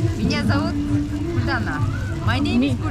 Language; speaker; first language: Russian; non-native, learner; Kyrgyz